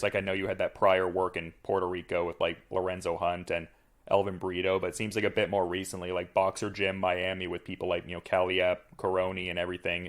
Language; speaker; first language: English; native; English